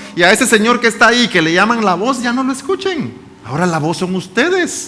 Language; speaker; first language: Spanish; native; Spanish